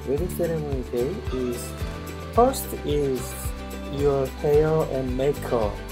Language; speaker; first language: English; non-native, learner; Korean